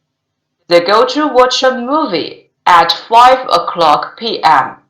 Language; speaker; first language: English; non-native, fluent; Chinese